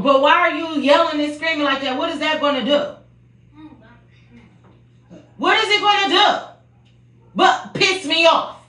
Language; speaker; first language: English; native; English